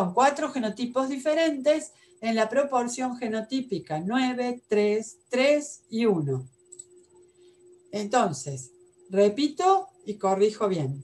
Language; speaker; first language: Spanish; native; Spanish